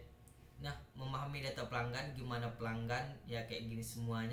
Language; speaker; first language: Indonesian; native; Indonesian